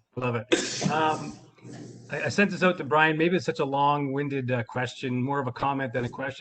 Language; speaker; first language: English; native; English